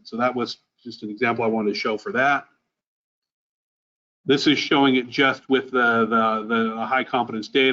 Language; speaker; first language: English; native; English